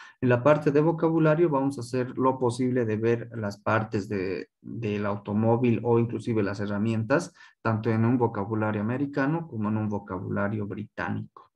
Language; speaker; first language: Spanish; non-native, local second language; Quechua